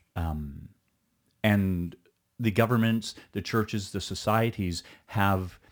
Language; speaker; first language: English; early bilingual, other home language; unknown